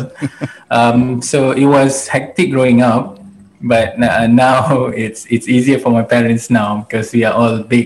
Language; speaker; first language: English; non-native, local second language; Malay